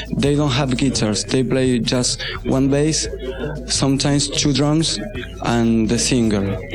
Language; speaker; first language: English; non-native, learner; Spanish